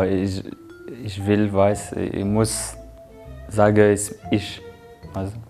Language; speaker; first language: German; non-native, learner; Danish